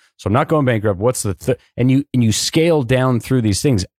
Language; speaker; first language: English; native; English